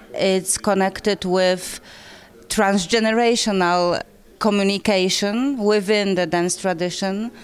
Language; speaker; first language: English; non-native, fluent; Polish